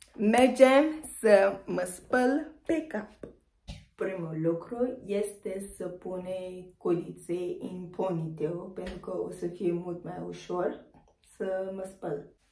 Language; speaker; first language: Romanian; non-native, learner; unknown